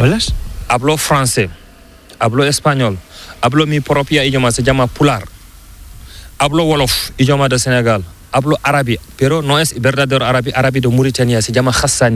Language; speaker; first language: Spanish; non-native, learner; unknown